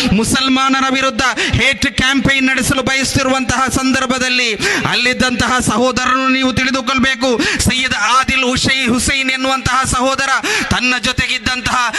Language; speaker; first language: Kannada; non-native, local second language; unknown